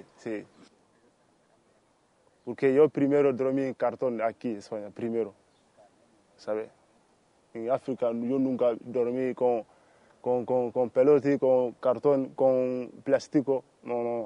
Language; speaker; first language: Spanish; non-native, learner; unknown